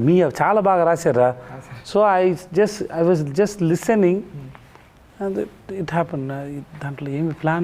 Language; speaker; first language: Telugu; non-native, learner; Tamil